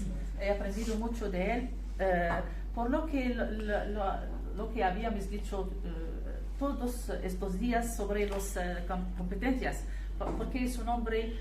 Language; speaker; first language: Spanish; non-native, learner; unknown